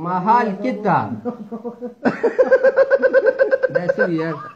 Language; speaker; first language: English; non-native, learner; Urdu